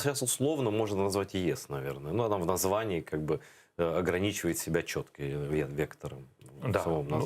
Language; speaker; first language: Russian; native; Russian